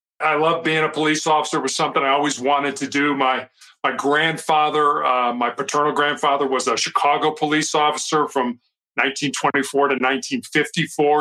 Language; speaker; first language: English; native; English